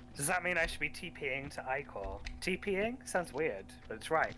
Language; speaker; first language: English; native; English